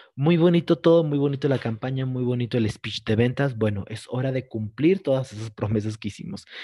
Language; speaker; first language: Spanish; native; Spanish